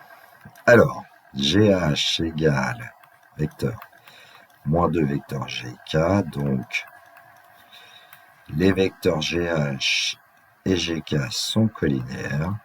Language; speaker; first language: French; native; French